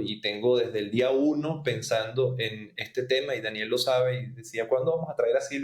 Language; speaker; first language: Spanish; native; Spanish